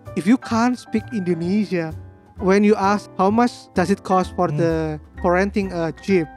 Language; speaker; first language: English; non-native, fluent; Indonesian